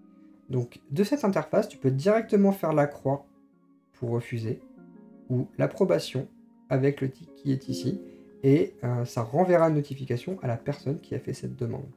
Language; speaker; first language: French; native; French